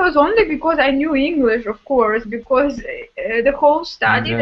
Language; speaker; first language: English; non-native, fluent; Russian